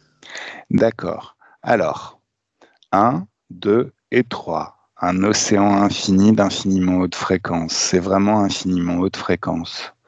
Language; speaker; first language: French; native; French